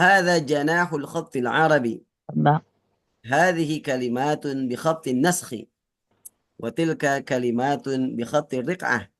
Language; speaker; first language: Arabic; non-native, fluent; Indonesian